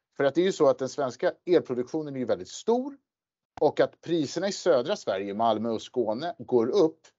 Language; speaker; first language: Swedish; native; Swedish